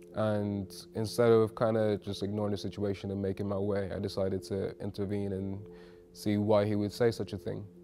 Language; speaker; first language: English; native; English